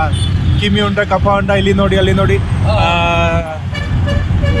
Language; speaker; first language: Kannada; non-native, local second language; Malayalam